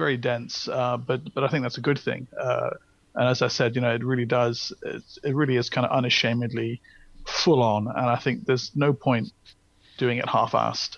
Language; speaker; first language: English; native; English